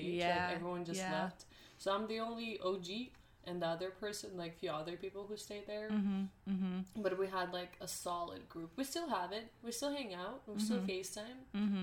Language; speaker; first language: English; non-native, fluent; Russian